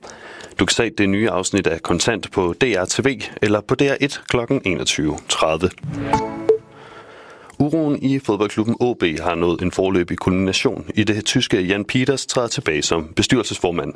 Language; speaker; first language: Danish; native; Danish